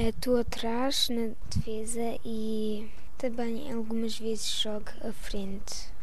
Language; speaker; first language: Portuguese; early bilingual, heritage; Portuguese